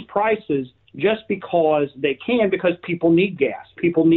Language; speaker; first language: English; native; English